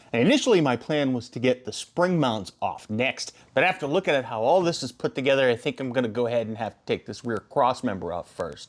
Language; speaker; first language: English; native; English